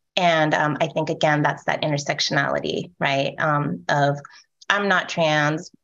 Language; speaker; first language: English; native; English